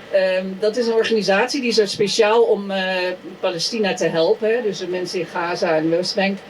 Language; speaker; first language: Dutch; native; Dutch